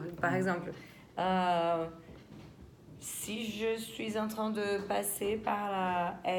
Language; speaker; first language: French; non-native, fluent; Portuguese